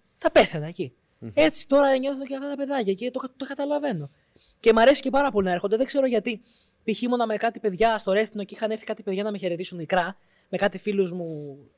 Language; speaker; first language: Greek; native; Greek